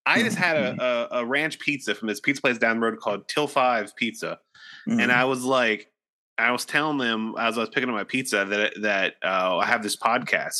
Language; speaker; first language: English; native; English